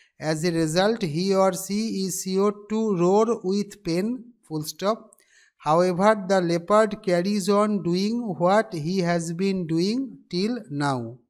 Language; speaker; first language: English; non-native, local second language; Bangla